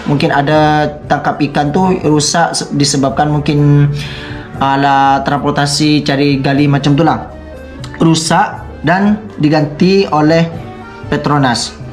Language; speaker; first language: Malay; non-native, local second language; Madurese